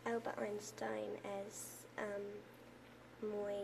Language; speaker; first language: Spanish; non-native, learner; English